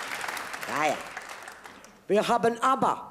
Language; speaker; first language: German; non-native, fluent; Swedish